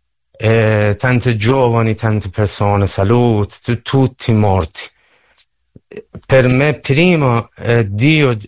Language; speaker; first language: Italian; non-native, learner; Persian